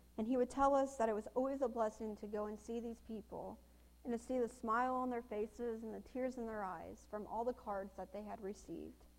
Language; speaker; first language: English; native; English